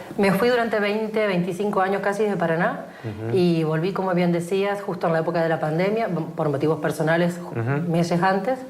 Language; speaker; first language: Spanish; native; Spanish